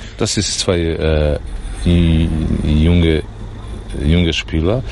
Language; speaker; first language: German; non-native, learner; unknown